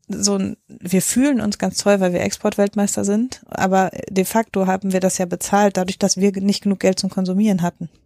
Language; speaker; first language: German; native; German